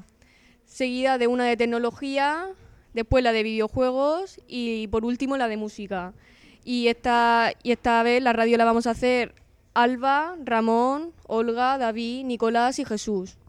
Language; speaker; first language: Spanish; native; Spanish